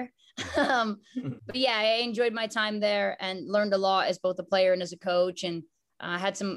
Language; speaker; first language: English; native; English